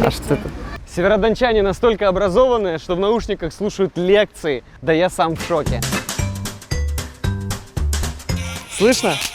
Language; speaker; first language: Russian; native; Russian